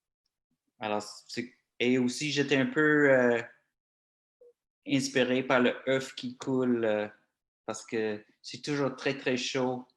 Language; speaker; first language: French; non-native, local second language; English